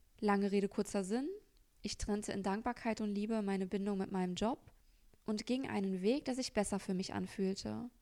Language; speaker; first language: German; native; German